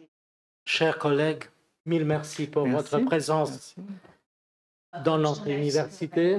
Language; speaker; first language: French; non-native, fluent; Romanian